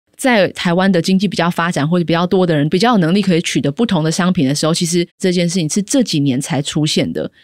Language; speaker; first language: Chinese; native; Chinese